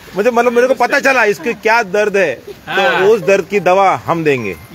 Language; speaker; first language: Hindi; non-native, local second language; Marathi